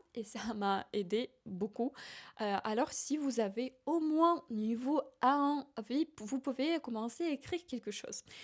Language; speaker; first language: French; non-native, fluent; Ukrainian